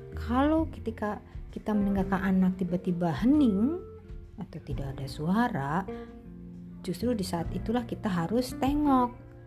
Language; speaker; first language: Indonesian; native; Indonesian